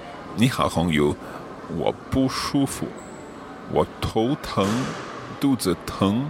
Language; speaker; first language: Chinese; non-native, learner; English